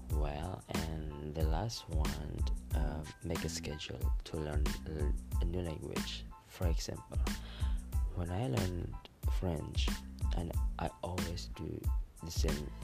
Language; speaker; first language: English; non-native, fluent; Malay